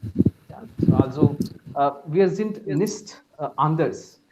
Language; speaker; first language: German; non-native, fluent; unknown